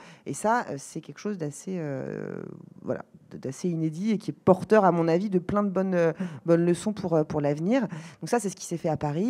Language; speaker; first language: French; native; French